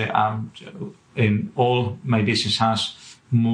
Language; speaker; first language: English; non-native, fluent; Spanish